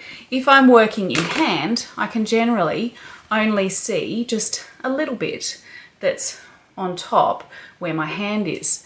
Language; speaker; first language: English; native; English